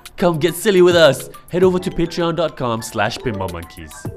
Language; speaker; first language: English; non-native, local second language; Malay